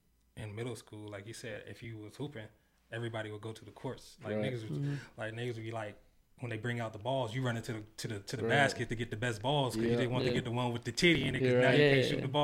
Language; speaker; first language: English; native; English